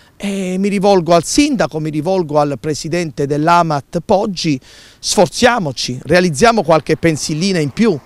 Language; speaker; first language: Italian; native; Italian